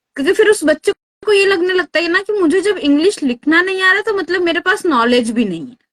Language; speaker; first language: Hindi; native; Hindi